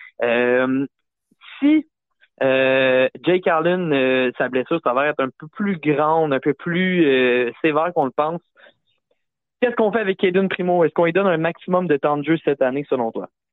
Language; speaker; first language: French; native; French